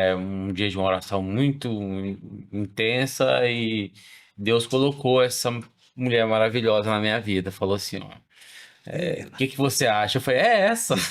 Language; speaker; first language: Portuguese; early bilingual, heritage; Portuguese